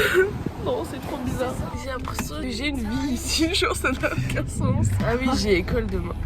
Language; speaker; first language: French; native; French